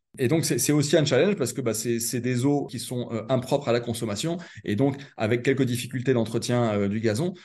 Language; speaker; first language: French; native; French